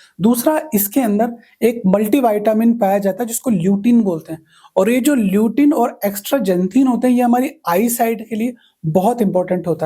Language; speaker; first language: Hindi; native; Hindi